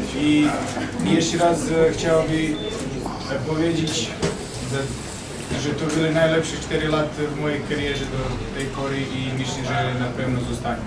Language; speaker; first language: Polish; non-native, fluent; Serbian